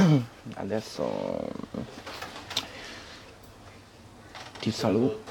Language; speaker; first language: Italian; non-native, fluent; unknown